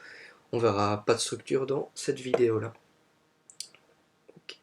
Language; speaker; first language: French; native; French